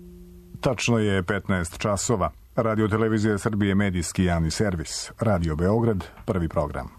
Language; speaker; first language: Croatian; native; Croatian